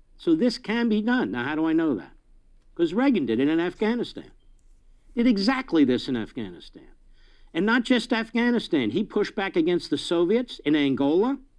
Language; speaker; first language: English; native; English